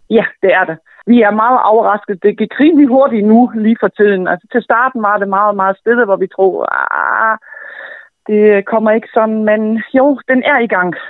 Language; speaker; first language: Danish; non-native, fluent; German